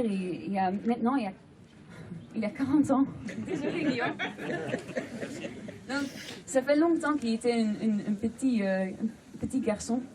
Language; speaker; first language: French; non-native, fluent; Dutch